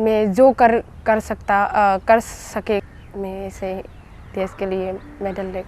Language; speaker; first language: Hindi; non-native, local second language; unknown